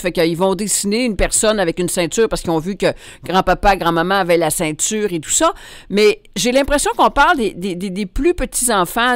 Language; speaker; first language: French; native; French